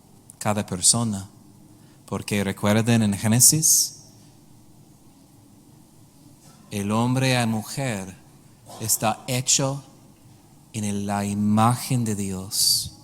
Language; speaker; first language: Spanish; non-native, learner; English